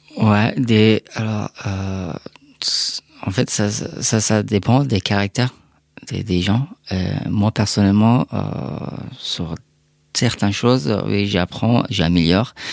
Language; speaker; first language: French; non-native, fluent; Persian